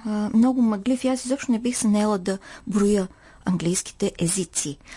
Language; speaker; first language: Bulgarian; native; Bulgarian